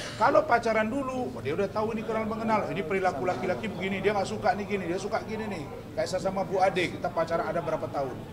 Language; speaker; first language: Indonesian; native; Indonesian